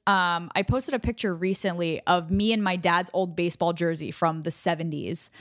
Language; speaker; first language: English; native; English